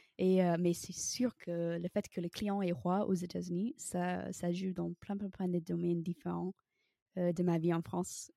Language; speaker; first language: French; non-native, fluent; English